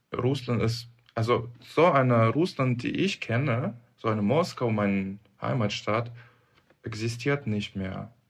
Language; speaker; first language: German; non-native, fluent; Russian